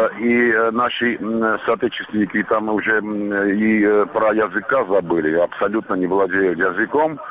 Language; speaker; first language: Russian; non-native, local second language; Armenian